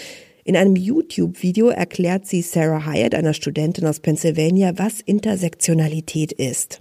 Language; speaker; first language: German; native; German